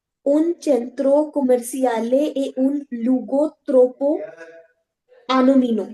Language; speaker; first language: Italian; non-native, learner; Hindi